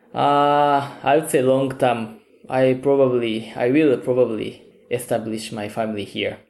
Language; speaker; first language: English; non-native, fluent; Japanese